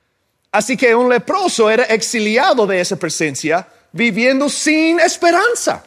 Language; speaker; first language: Spanish; non-native, fluent; English